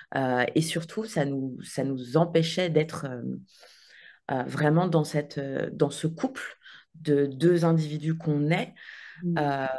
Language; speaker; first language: French; native; French